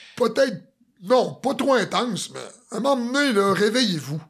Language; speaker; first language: French; native; French